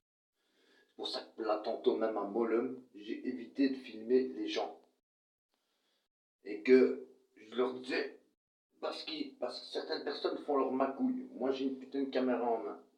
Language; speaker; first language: French; early bilingual, other home language; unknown